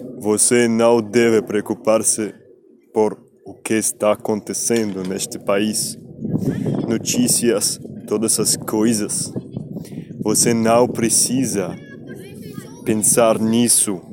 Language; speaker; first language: Portuguese; non-native, learner; Spanish